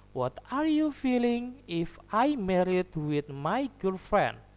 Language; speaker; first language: English; non-native, learner; Indonesian